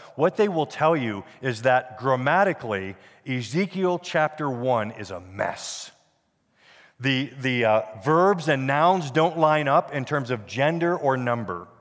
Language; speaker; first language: English; native; English